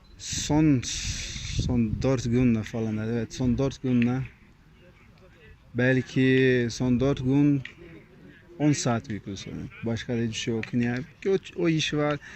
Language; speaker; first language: Turkish; non-native, learner; Portuguese